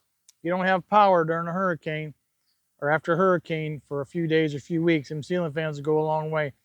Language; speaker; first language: English; native; English